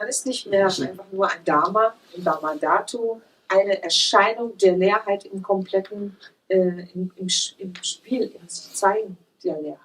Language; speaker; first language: German; native; German